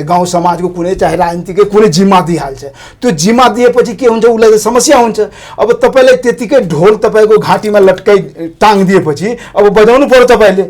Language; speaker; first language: Nepali; non-native, local second language; Maithili